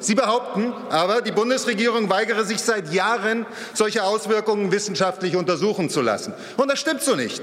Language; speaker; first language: German; native; German